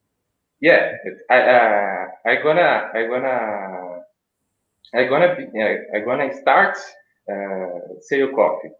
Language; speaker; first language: English; non-native, learner; Portuguese